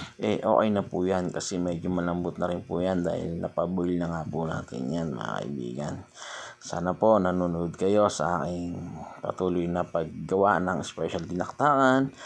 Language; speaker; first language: Filipino; non-native, local second language; Iloko